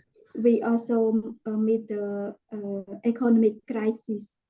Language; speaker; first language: English; non-native, learner; Khmer